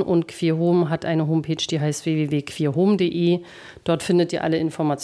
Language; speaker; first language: German; native; German